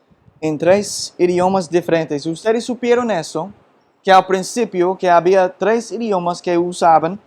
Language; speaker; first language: Spanish; non-native, fluent; English